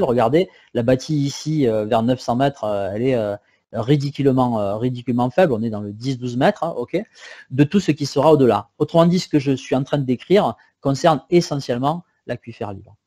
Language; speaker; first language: French; native; French